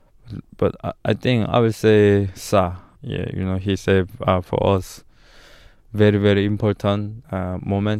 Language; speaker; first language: English; non-native, learner; Korean